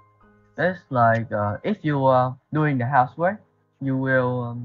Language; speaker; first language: English; non-native, learner; Vietnamese